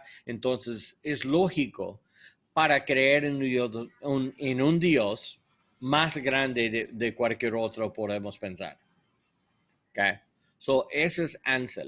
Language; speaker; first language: Spanish; non-native, learner; English